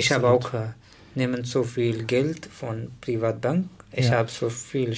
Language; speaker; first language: German; non-native, learner; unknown